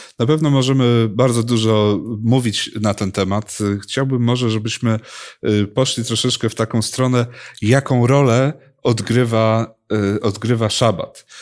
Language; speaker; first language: Polish; native; Polish